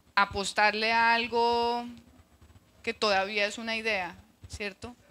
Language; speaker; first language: Spanish; native; Spanish